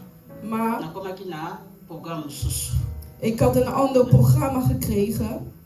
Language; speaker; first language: Dutch; non-native, fluent; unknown